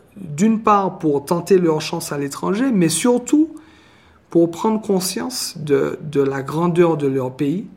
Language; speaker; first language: French; native; French